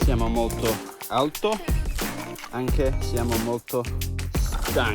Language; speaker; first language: Italian; non-native, learner; English